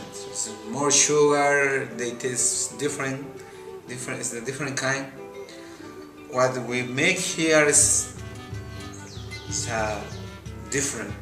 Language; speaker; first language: English; non-native, learner; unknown